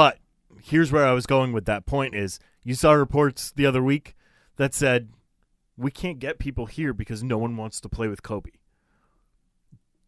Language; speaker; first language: English; native; English